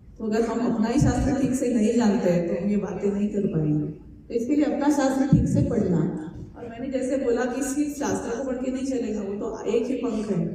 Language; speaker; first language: Hindi; non-native, local second language; Marathi